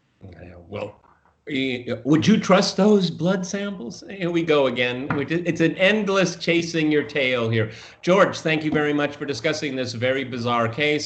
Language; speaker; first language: English; native; English